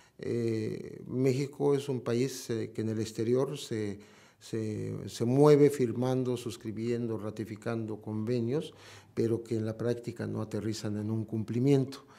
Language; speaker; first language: Spanish; native; Spanish